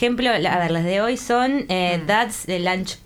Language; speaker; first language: Spanish; native; Spanish